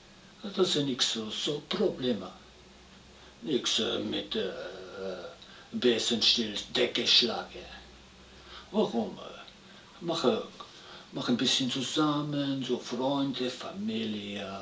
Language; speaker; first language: German; non-native, learner; Italian